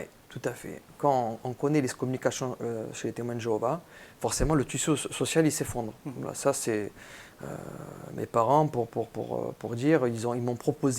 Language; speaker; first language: French; native; French